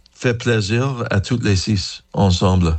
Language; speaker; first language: French; non-native, learner; English